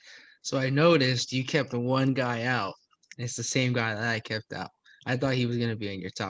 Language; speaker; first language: English; native; English